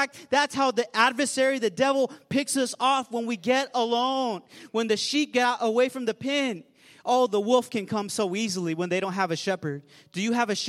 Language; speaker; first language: English; native; English